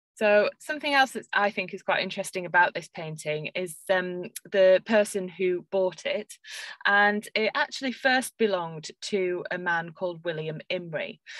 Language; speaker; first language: English; native; English